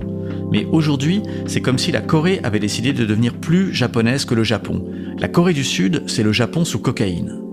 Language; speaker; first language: French; native; French